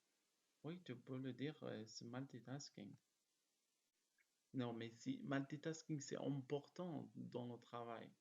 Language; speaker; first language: French; non-native, learner; Arabic